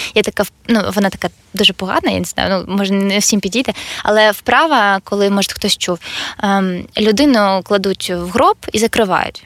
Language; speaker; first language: Ukrainian; non-native, local second language; Russian